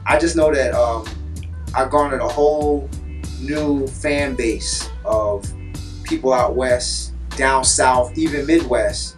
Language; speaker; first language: English; native; English